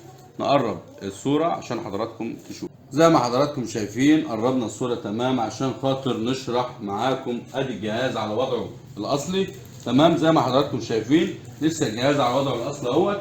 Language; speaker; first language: Arabic; native; Arabic